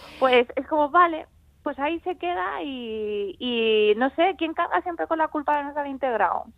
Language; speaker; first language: Spanish; early bilingual, other home language; Chinese